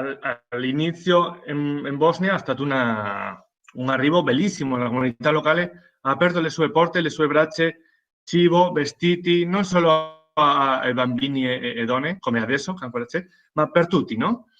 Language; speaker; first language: Italian; non-native, fluent; Spanish